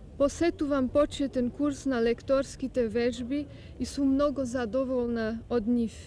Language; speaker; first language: Macedonian; non-native, learner; German